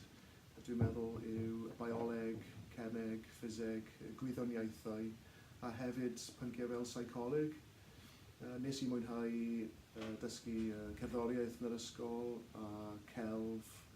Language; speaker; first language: Welsh; non-native, local second language; English